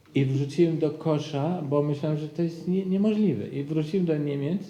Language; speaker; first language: Polish; non-native, fluent; German